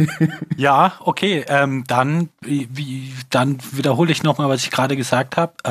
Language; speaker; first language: German; native; German